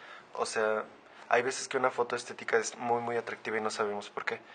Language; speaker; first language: Spanish; native; Spanish